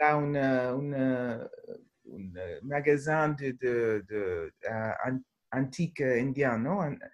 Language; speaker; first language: French; non-native, fluent; English